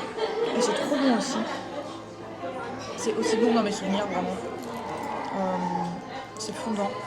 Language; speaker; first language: French; native; French